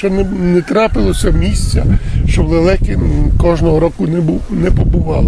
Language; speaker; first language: Ukrainian; early bilingual, heritage; Ukrainian